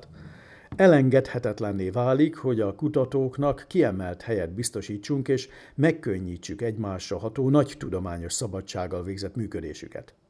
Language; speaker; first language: Hungarian; native; Hungarian